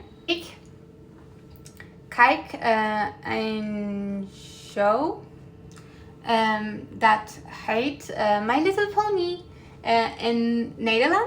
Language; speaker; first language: Dutch; non-native, learner; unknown